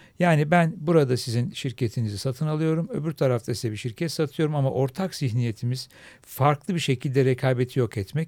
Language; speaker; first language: Turkish; native; Turkish